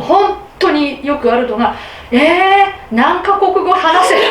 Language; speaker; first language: Japanese; native; Japanese